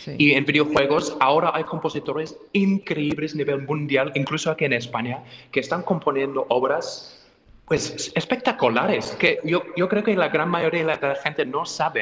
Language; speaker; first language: Spanish; non-native, fluent; English